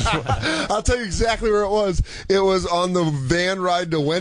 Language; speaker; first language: English; native; English